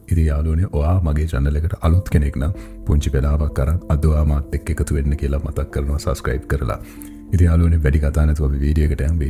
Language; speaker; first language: Sinhala; non-native, local second language; Tamil